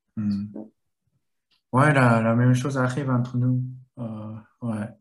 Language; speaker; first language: French; non-native, learner; Japanese